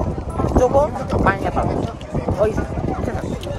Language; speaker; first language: Japanese; non-native, learner; Nepali